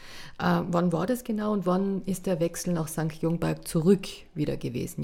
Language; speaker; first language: German; native; German